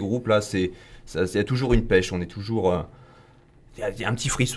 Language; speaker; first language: French; native; French